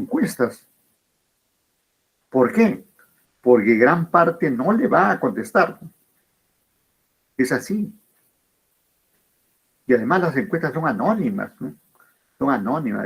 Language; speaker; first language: Spanish; native; Spanish